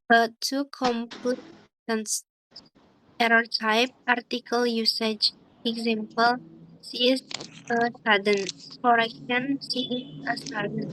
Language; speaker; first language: English; non-native, learner; Indonesian